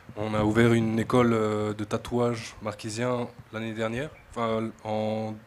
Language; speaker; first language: French; native; French